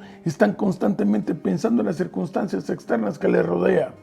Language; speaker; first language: Spanish; native; Spanish